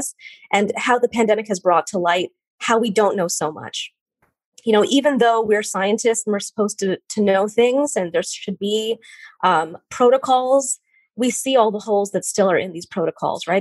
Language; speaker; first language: English; native; English